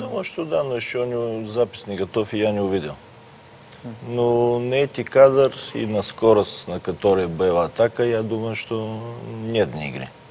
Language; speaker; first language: Russian; non-native, learner; Bulgarian